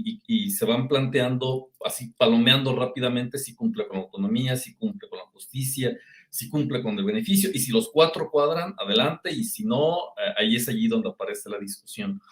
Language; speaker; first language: Spanish; native; Spanish